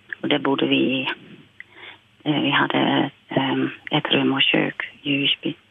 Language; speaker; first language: Swedish; non-native, fluent; Dutch